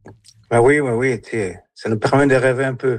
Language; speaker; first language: French; non-native, fluent; Spanish